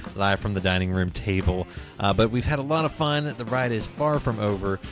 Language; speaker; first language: English; native; English